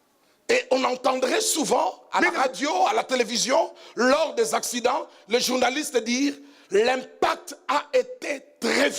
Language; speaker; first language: French; non-native, local second language; Lingala